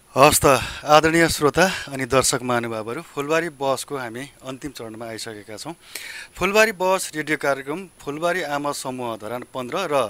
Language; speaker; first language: Nepali; native; Nepali